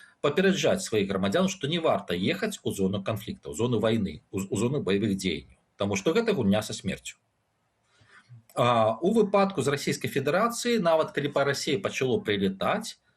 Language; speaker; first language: Belarusian; non-native, local second language; Russian